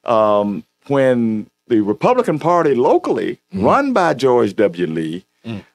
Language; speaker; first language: English; native; English